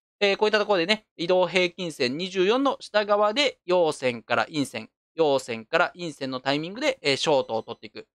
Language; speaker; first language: Japanese; native; Japanese